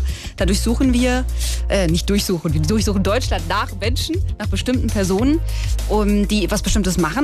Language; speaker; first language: German; native; German